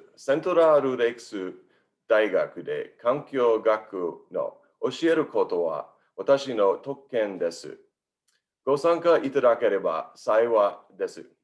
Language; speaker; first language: Japanese; non-native, learner; English